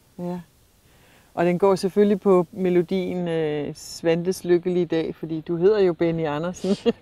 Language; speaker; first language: Danish; native; Danish